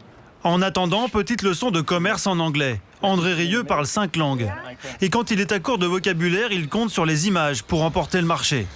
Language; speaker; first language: French; native; French